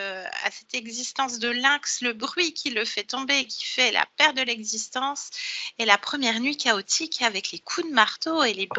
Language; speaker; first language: French; native; French